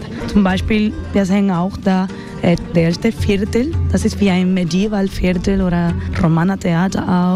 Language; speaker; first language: German; non-native, learner; Spanish